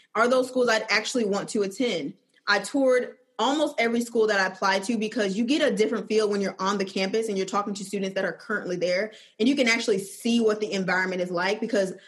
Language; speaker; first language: English; native; English